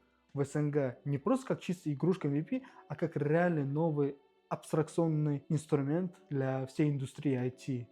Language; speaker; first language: Russian; native; Russian